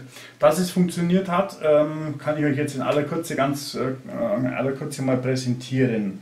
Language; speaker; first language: German; native; German